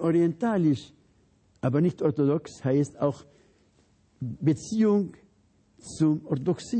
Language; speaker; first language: German; non-native, fluent; Arabic